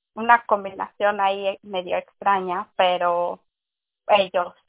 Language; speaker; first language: Spanish; early bilingual, heritage; English